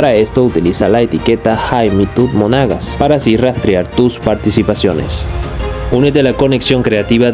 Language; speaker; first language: Spanish; native; Spanish